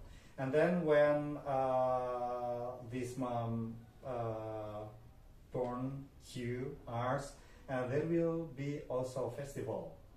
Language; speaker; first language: English; non-native, fluent; Indonesian